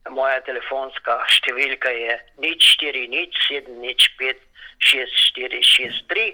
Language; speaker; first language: Slovenian; native; Slovenian